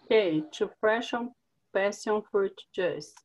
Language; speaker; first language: English; non-native, learner; Portuguese